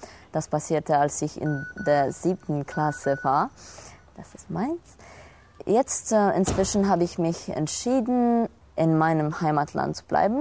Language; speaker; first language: German; non-native, fluent; Romanian